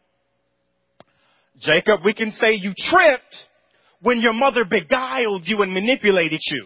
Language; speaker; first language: English; native; English